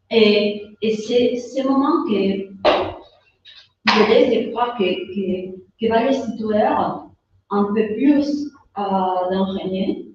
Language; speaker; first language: French; non-native, fluent; Spanish